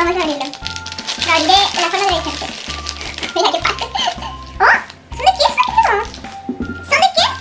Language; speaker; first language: Spanish; native; Spanish